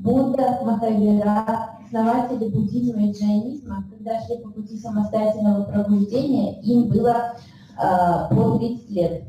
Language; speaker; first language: Russian; native; Russian